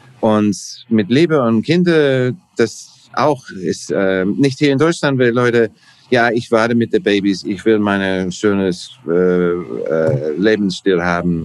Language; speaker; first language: German; non-native, learner; English